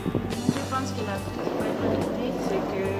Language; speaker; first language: French; non-native, learner; Spanish